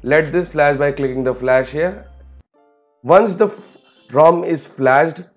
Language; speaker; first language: English; non-native, local second language; Hindi